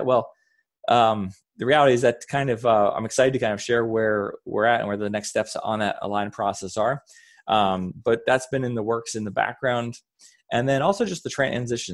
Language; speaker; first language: English; native; English